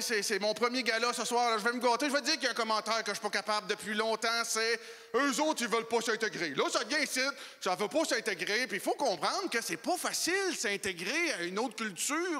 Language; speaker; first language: French; native; French